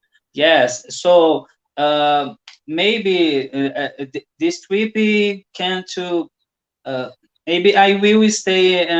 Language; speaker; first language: English; non-native, learner; Portuguese